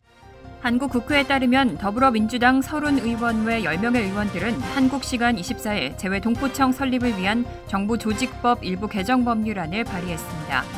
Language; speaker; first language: Korean; native; Korean